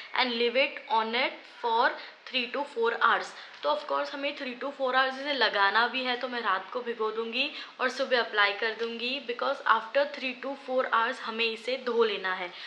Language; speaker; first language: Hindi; non-native, local second language; Gujarati